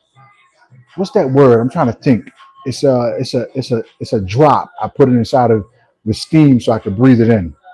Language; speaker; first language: English; native; English